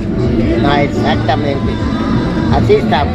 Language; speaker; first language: Spanish; native; Spanish